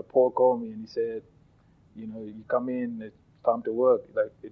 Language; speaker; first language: English; non-native, local second language; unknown